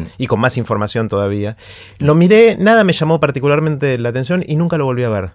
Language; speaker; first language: Spanish; native; Spanish